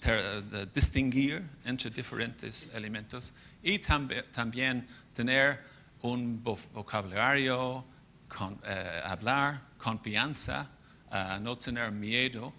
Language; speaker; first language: Spanish; non-native, fluent; English